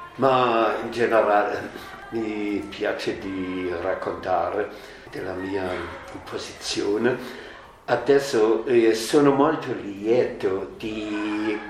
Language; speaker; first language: Italian; non-native, learner; German